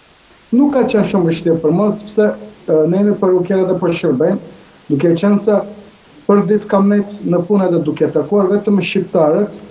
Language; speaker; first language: Albanian; non-native, fluent; Turkish